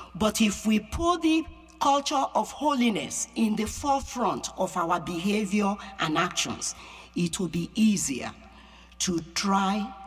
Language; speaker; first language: English; non-native, local second language; Yoruba